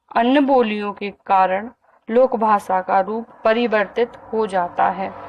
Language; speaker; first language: Hindi; native; Hindi